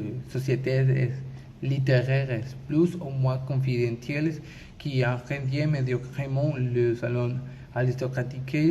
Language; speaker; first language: French; non-native, learner; Spanish